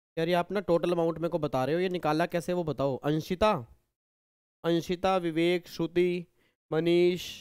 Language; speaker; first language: Hindi; native; Hindi